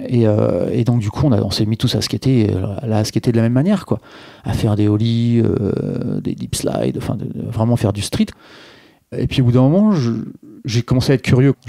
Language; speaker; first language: French; native; French